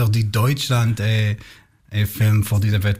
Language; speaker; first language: German; non-native, learner; Hebrew